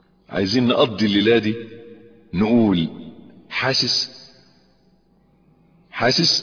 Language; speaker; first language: Arabic; native; Arabic